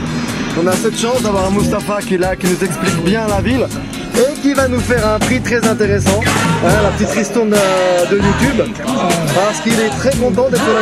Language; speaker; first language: French; native; French